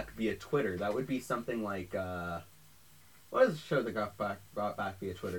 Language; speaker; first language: English; native; English